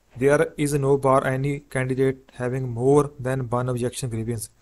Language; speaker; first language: English; non-native, local second language; Punjabi